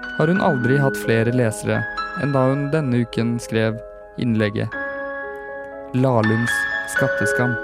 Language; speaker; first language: Norwegian; native; Norwegian